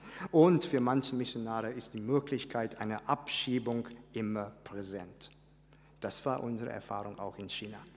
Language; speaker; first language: German; non-native, fluent; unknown